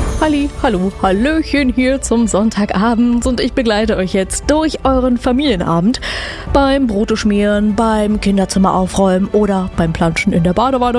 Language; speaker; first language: German; native; German